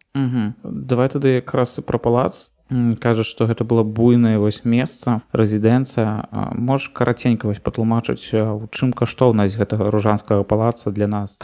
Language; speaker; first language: Belarusian; native; Belarusian